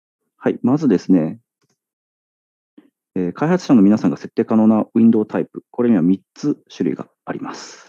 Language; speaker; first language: Japanese; native; Japanese